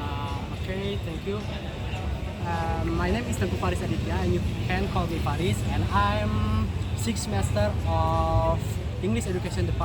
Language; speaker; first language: English; non-native, learner; Indonesian